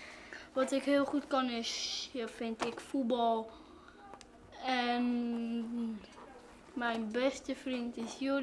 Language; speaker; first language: Dutch; early bilingual, other home language; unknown